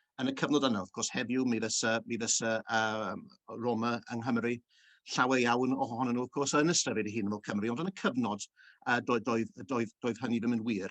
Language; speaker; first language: Welsh; early bilingual, heritage; Welsh